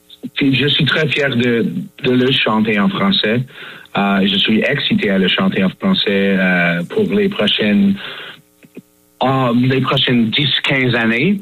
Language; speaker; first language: French; non-native, fluent; English